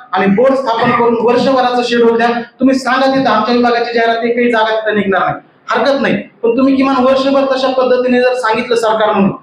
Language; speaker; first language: Marathi; native; Marathi